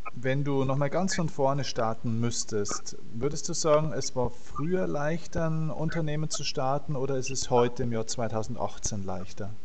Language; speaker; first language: German; native; German